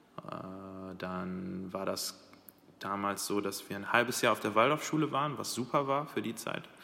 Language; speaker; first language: German; early bilingual, other home language; Arabic